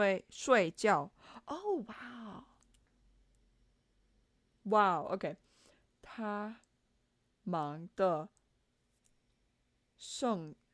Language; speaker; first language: Chinese; non-native, learner; English